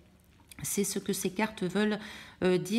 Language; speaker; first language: French; native; French